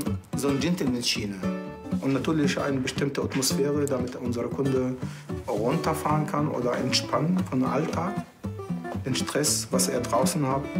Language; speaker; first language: German; non-native, fluent; Arabic